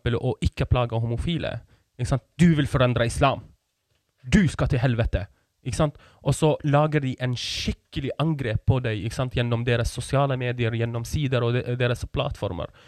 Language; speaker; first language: Norwegian; non-native, fluent; Kurdish